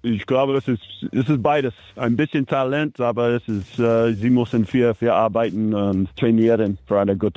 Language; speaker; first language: German; non-native, fluent; English